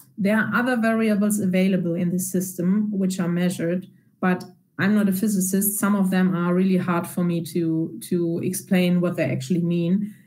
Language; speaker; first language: English; non-native, fluent; German